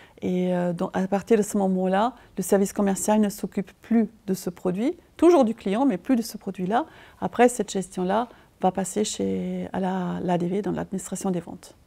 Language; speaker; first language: French; non-native, fluent; German